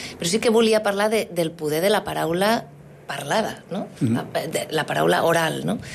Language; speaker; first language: Catalan; non-native, local second language; Spanish